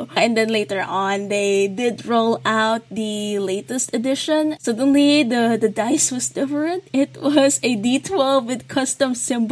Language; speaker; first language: English; non-native, local second language; Filipino